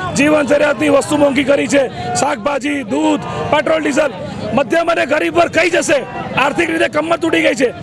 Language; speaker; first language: Gujarati; native; Gujarati